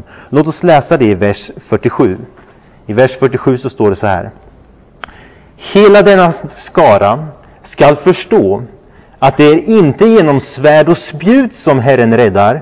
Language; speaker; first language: Swedish; non-native, fluent; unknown